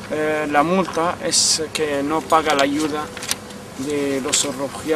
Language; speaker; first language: Spanish; non-native, learner; Arabic